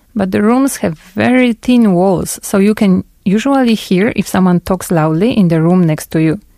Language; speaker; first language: English; non-native, fluent; Polish